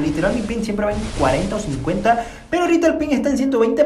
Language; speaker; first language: Spanish; native; Spanish